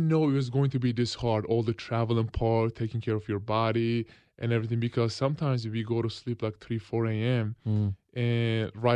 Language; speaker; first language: English; non-native, fluent; Turkish